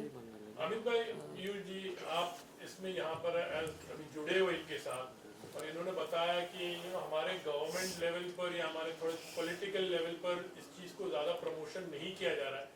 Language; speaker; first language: Hindi; native; Hindi